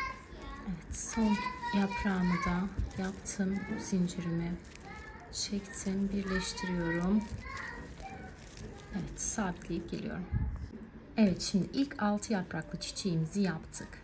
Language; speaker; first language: Turkish; native; Turkish